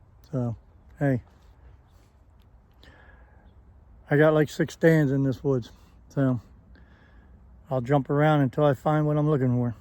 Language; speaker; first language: English; native; English